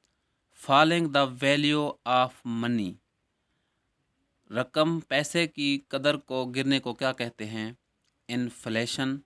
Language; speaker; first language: Urdu; native; Urdu